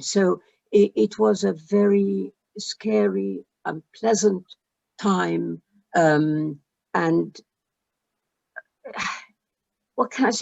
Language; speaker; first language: English; early bilingual, other home language; Arabic